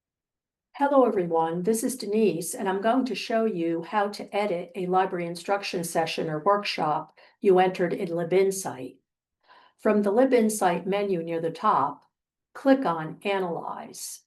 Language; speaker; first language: English; native; English